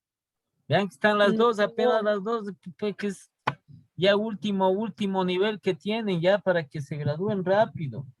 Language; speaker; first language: Spanish; native; Spanish